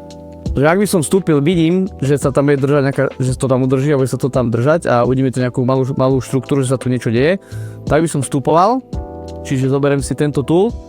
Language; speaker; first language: Slovak; native; Slovak